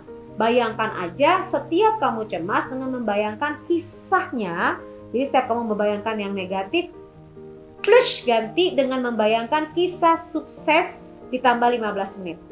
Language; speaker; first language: Indonesian; native; Indonesian